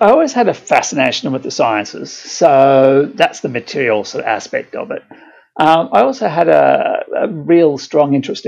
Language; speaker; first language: English; native; English